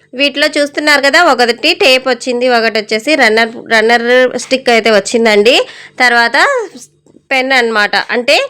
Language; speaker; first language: Telugu; non-native, local second language; Urdu